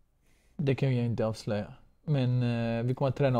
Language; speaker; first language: Swedish; non-native, fluent; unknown